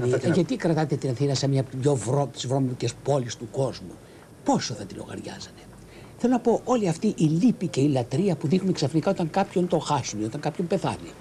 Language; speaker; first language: Greek; native; Greek